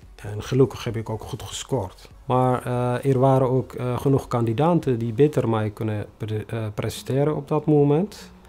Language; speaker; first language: Dutch; non-native, fluent; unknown